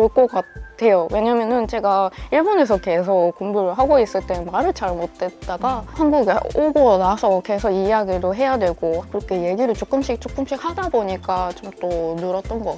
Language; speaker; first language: Korean; non-native, fluent; Japanese